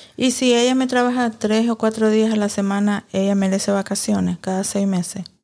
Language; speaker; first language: Spanish; early bilingual, heritage; Spanish